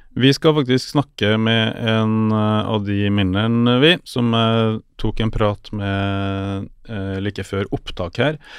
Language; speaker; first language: Norwegian; native; Norwegian